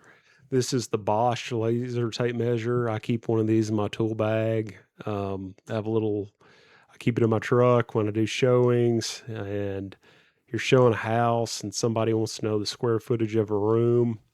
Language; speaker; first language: English; native; English